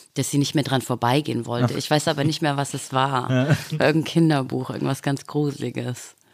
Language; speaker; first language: German; native; German